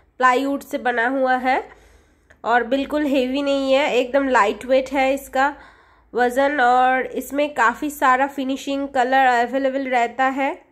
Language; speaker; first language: Hindi; non-native, local second language; Bangla